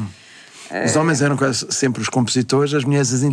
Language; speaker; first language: Portuguese; native; Portuguese